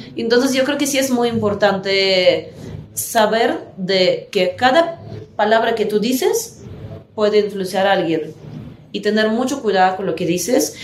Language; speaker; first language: Spanish; non-native, fluent; Russian